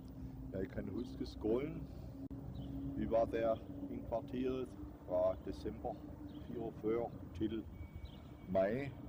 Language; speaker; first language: Danish; non-native, fluent; German